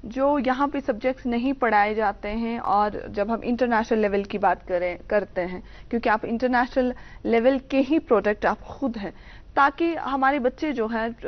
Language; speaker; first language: Hindi; non-native, local second language; Kashmiri